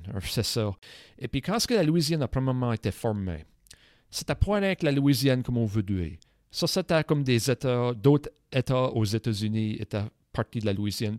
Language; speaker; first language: French; non-native, local second language; English